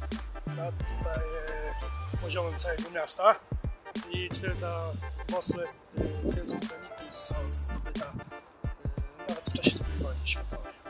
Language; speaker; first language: Polish; native; Polish